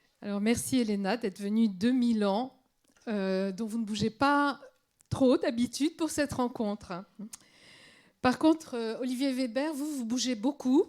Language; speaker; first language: French; native; French